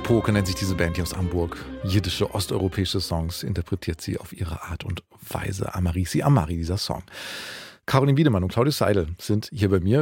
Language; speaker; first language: German; native; German